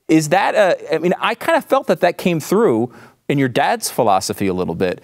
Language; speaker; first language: English; native; English